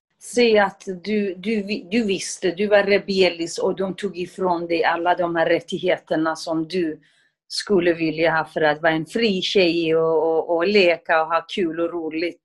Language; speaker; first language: Swedish; non-native, fluent; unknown